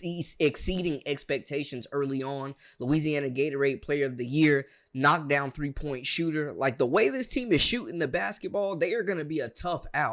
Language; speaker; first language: English; native; English